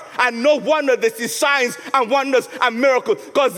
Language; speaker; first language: English; non-native, local second language; Yoruba